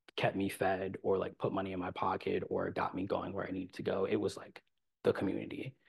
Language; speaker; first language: English; native; English